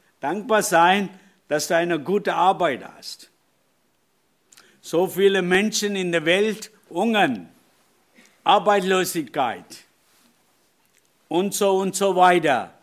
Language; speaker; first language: German; non-native, learner; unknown